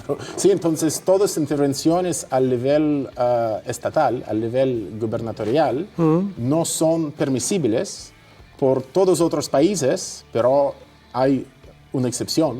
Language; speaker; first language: Spanish; non-native, fluent; Russian